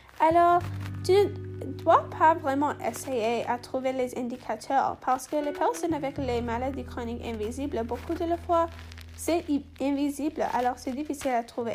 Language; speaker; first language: French; non-native, learner; English